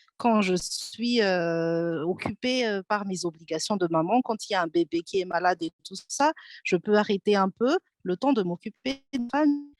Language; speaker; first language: French; non-native, local second language; Malagasy